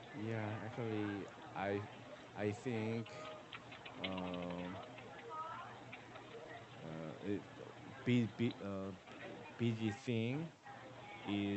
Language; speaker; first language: English; non-native, learner; Korean